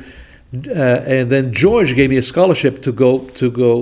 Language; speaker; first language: English; non-native, fluent; Portuguese